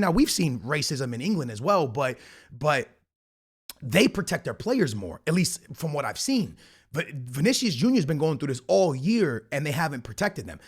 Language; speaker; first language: English; native; English